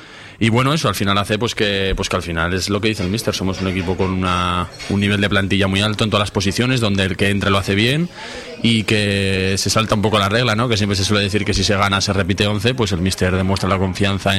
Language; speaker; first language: Spanish; native; Spanish